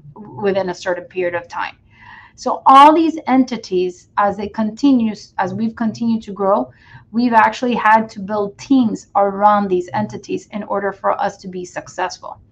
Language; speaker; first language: English; non-native, fluent; Spanish